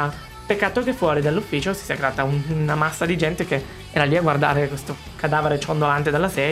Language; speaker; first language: Italian; native; Italian